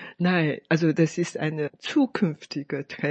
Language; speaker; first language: German; non-native, fluent; Chinese